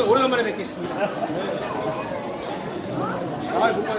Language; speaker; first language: Korean; native; Korean